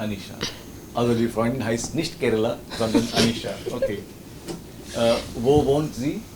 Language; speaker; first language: German; non-native, fluent; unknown